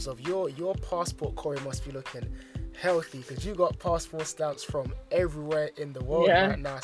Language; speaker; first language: English; native; English